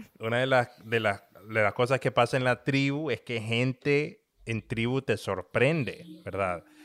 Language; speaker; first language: Spanish; native; Spanish